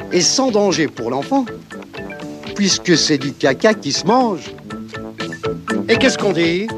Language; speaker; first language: French; native; French